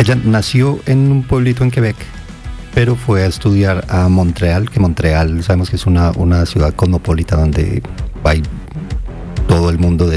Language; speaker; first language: Spanish; non-native, fluent; English